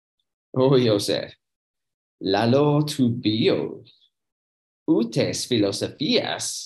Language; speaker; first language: Greek; non-native, learner; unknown